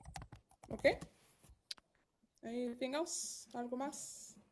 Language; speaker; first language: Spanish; early bilingual, heritage; Spanish